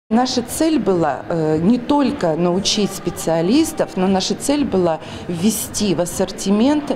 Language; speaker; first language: Russian; native; Russian